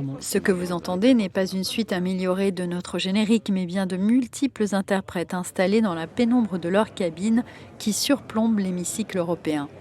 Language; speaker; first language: French; native; French